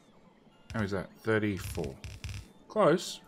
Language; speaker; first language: English; native; English